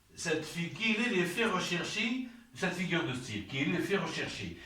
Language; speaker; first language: French; non-native, local second language; Arabic